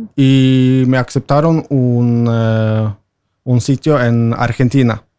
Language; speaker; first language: Spanish; non-native, fluent; Norwegian